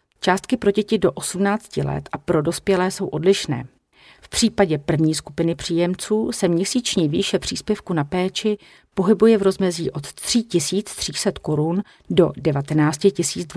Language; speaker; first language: Czech; native; Czech